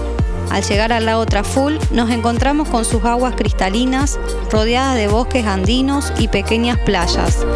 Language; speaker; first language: Spanish; native; Spanish